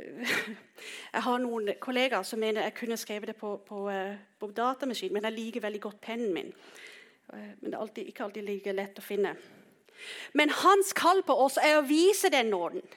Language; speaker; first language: Norwegian; non-native, fluent; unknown